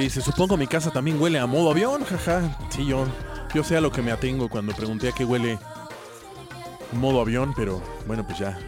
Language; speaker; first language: Spanish; native; Spanish